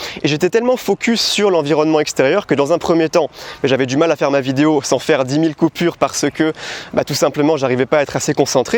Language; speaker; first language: French; native; French